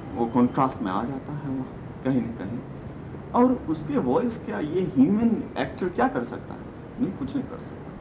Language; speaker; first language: Hindi; non-native, local second language; Manipuri